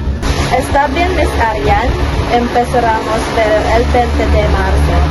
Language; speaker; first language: Spanish; non-native, learner; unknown